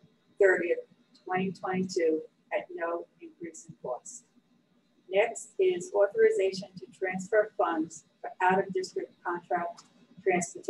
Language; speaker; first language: English; native; English